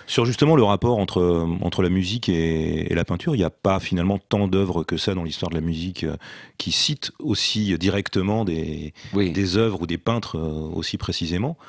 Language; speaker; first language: French; native; French